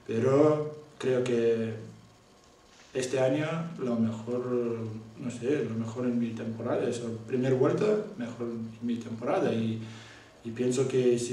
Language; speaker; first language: Spanish; non-native, learner; Lithuanian